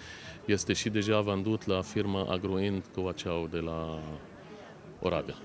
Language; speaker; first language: Romanian; non-native, fluent; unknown